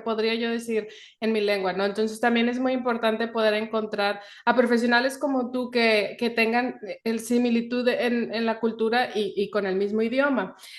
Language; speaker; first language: Spanish; native; Spanish